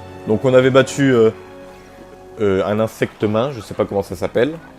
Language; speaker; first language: French; native; French